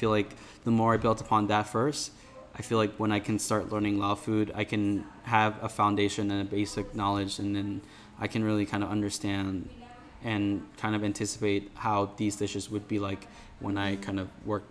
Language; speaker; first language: English; native; English